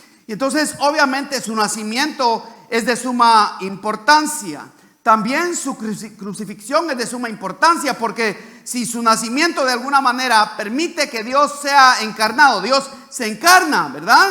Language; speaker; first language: Spanish; native; Spanish